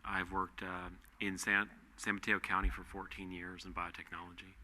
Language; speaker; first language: English; native; English